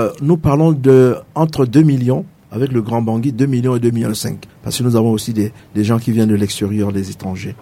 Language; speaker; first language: French; non-native, local second language; Sango